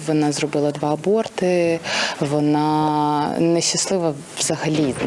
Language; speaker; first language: Ukrainian; native; Ukrainian